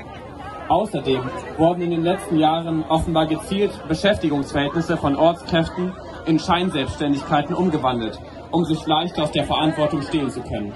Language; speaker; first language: German; native; German